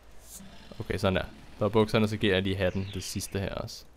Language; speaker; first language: Danish; native; Danish